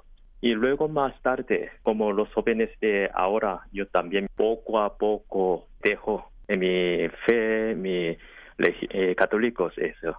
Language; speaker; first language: Spanish; non-native, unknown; Korean